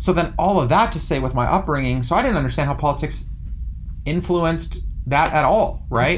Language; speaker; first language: English; native; English